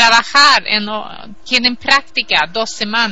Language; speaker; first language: Spanish; non-native, learner; Swedish